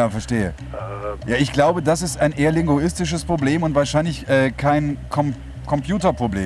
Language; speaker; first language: German; native; German